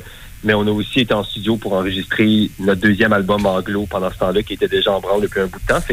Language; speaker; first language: French; native; French